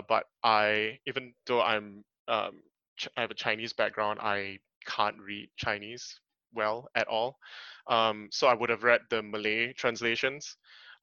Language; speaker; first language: English; native; English